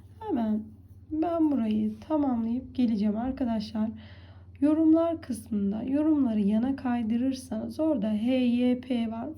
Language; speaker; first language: Turkish; native; Turkish